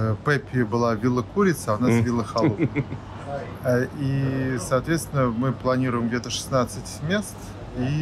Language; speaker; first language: Russian; native; Russian